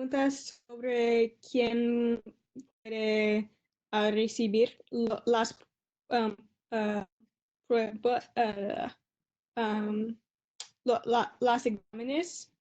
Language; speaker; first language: Spanish; non-native, learner; English